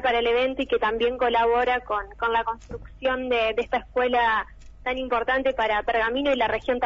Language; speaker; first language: Spanish; native; Spanish